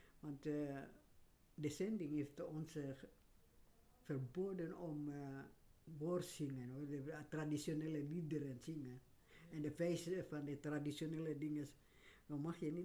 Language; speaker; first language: Dutch; non-native, learner; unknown